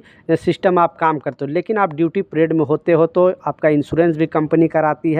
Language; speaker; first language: Hindi; native; Hindi